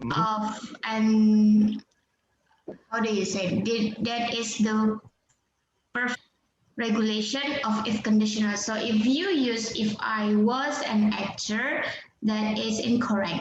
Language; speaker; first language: English; non-native, fluent; Indonesian